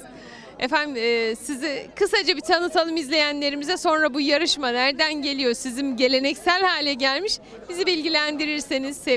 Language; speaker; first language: Turkish; native; Turkish